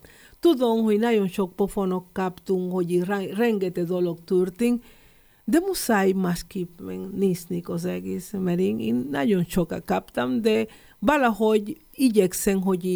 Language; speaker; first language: Hungarian; non-native, fluent; Spanish